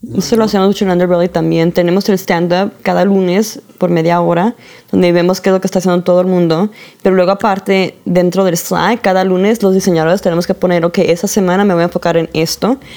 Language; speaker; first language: Spanish; early bilingual, heritage; Spanish